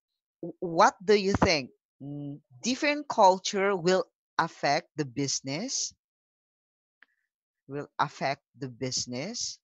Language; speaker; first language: English; non-native, local second language; Filipino